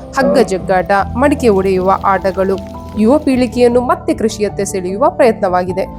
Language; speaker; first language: Kannada; non-native, local second language; Tulu